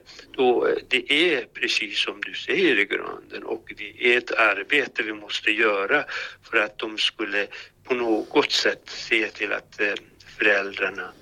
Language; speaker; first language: Swedish; non-native, fluent; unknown